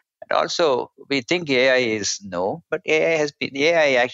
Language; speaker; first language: English; non-native, local second language; Tamil